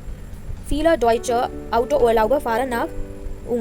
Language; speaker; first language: German; non-native, fluent; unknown